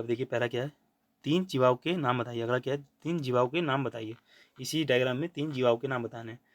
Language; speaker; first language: Hindi; native; Hindi